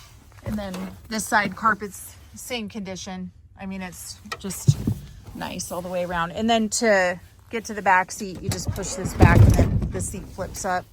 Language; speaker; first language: English; native; English